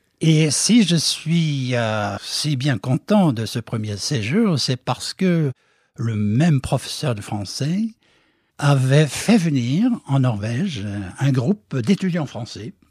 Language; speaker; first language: French; non-native, fluent; Norwegian